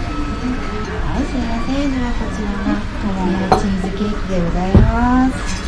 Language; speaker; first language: Japanese; native; Japanese